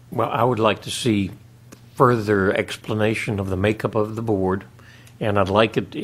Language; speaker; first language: English; native; English